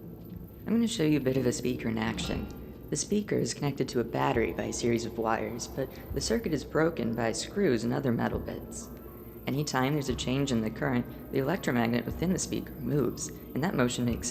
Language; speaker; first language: English; native; English